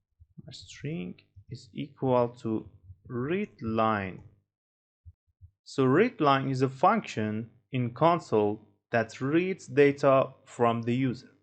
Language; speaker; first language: English; non-native, fluent; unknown